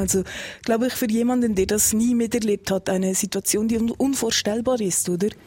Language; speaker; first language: German; native; German